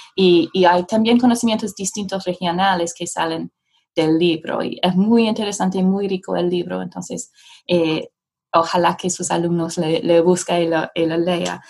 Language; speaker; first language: Spanish; non-native, fluent; English